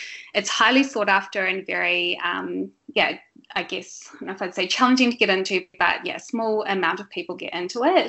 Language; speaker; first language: English; native; English